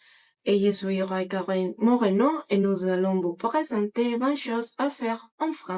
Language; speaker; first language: French; non-native, learner; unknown